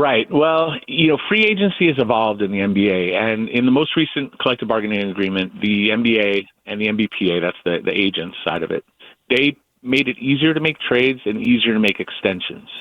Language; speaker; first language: English; native; English